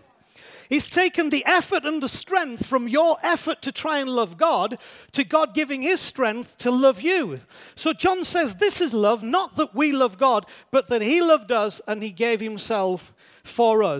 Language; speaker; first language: English; native; English